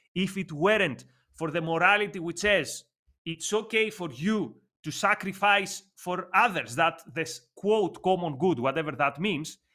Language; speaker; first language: English; non-native, fluent; Greek